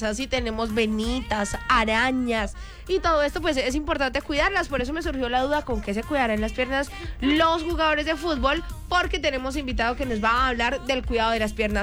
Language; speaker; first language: Spanish; native; Spanish